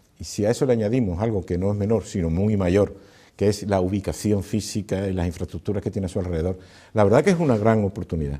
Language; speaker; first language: Spanish; native; Spanish